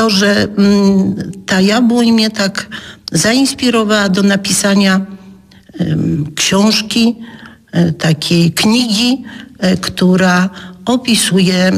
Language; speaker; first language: Polish; native; Polish